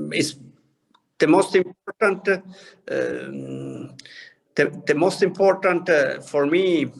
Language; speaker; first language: English; non-native, learner; Italian